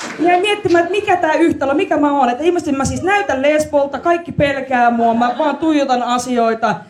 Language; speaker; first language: Finnish; native; Finnish